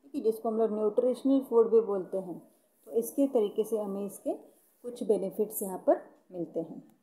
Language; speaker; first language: Hindi; non-native, local second language; Marathi